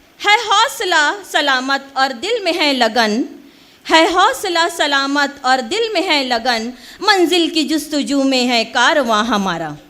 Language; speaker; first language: Hindi; native; Hindi